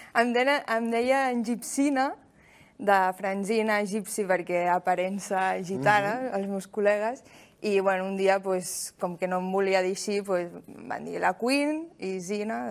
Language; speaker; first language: Catalan; early bilingual, other home language; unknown